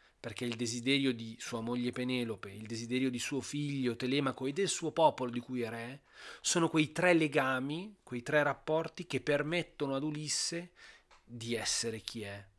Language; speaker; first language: Italian; native; Italian